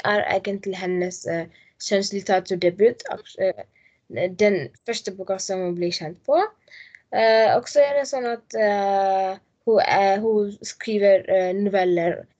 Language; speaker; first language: Norwegian; non-native, learner; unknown